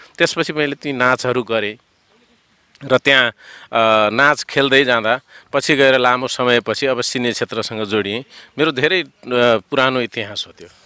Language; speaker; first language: Nepali; native; Nepali